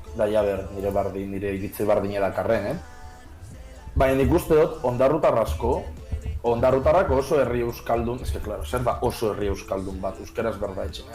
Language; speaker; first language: Basque; native; Basque